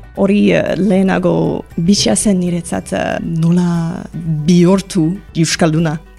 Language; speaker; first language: Basque; non-native, learner; English